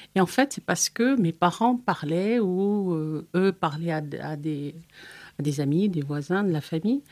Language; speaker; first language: French; non-native, fluent; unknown